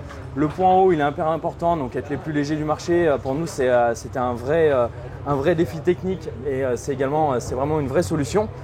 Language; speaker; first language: French; native; French